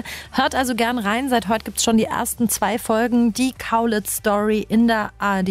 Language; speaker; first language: German; native; German